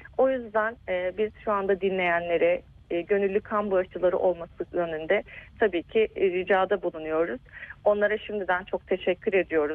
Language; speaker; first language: Turkish; native; Turkish